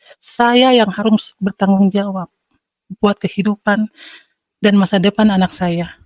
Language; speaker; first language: Indonesian; native; Indonesian